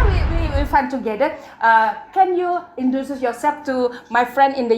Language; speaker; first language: English; non-native, learner; Indonesian